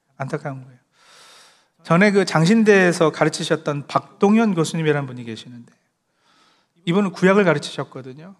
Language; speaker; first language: Korean; early bilingual, heritage; Korean